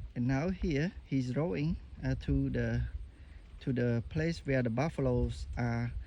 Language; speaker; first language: English; non-native, fluent; Khmer